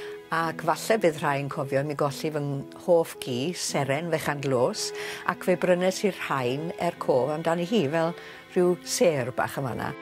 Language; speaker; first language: Welsh; native; Welsh